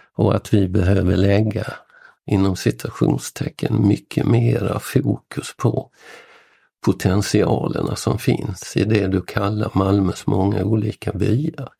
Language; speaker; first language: Swedish; native; Swedish